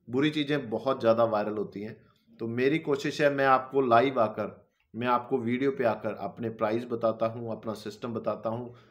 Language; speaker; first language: Hindi; non-native, local second language; Punjabi